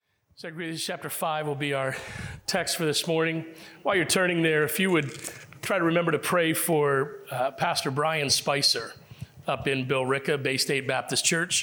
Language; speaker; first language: English; native; English